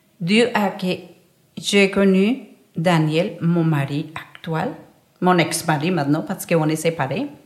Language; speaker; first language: French; non-native, learner; Spanish